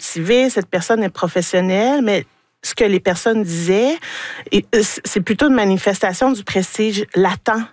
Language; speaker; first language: French; native; French